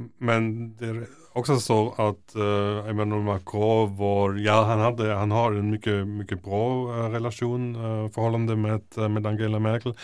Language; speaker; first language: Norwegian; non-native, fluent; German